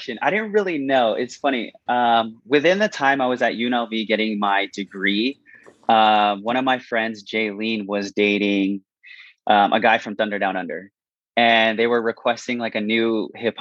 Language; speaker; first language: English; native; English